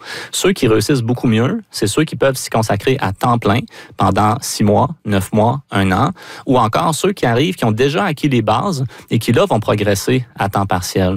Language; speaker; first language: French; native; French